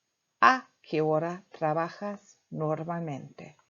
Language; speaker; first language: Spanish; non-native, fluent; English